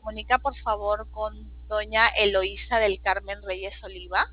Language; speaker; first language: Spanish; native; Spanish